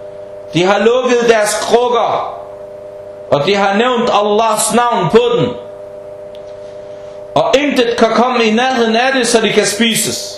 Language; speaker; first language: Danish; early bilingual, heritage; Danish